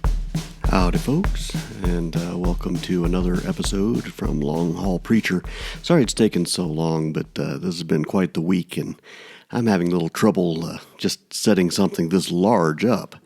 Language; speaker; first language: English; native; English